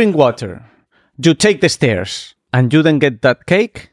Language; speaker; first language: English; non-native, fluent; Spanish